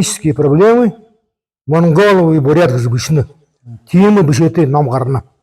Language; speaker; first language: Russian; non-native, local second language; Buriat